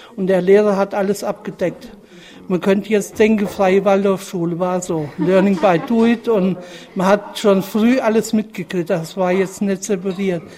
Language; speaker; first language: German; native; German